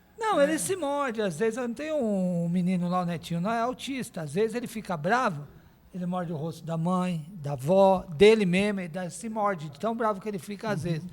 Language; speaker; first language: Portuguese; native; Portuguese